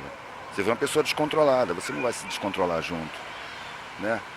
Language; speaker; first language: Portuguese; native; Portuguese